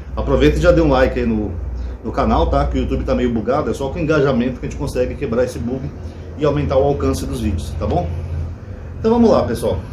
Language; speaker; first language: Portuguese; native; Portuguese